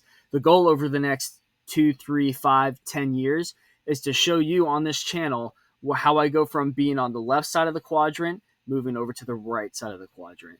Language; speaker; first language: English; native; English